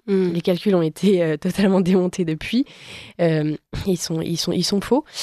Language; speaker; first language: French; native; French